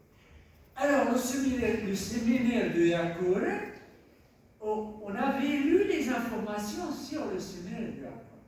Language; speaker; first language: French; non-native, local second language; Tachelhit